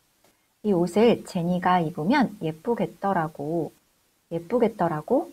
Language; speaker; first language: Korean; non-native, fluent; Chinese